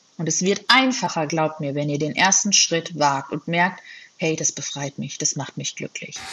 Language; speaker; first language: German; native; German